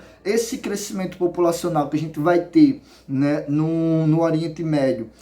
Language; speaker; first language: Portuguese; native; Portuguese